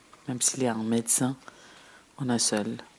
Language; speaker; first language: French; non-native, fluent; Portuguese